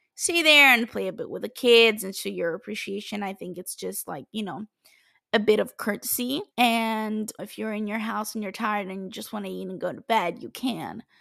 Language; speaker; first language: English; non-native, fluent; Italian